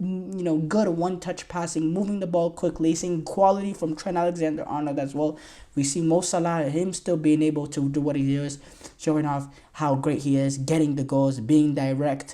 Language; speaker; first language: English; native; English